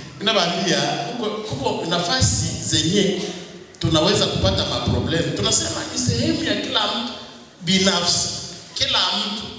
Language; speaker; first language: Swahili; non-native, local second language; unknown